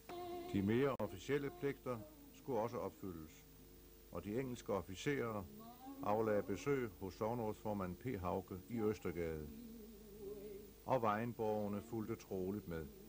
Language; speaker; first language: Danish; native; Danish